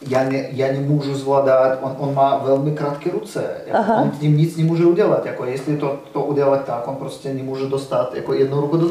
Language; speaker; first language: Czech; non-native, learner; Russian